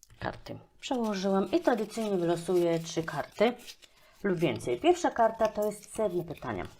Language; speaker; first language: Polish; native; Polish